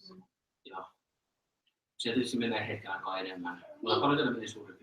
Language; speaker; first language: Finnish; native; Finnish